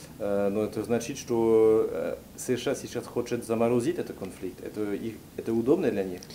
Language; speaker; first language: Russian; non-native, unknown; French